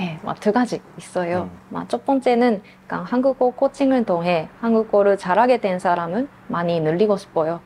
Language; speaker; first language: Korean; non-native, fluent; Japanese